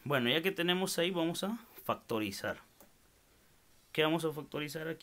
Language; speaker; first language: Spanish; native; Spanish